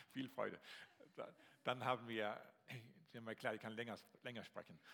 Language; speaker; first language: German; non-native, learner; Danish